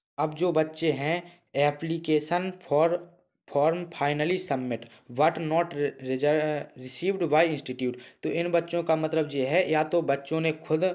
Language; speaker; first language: Hindi; native; Hindi